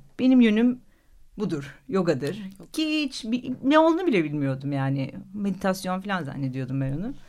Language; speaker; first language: Turkish; native; Turkish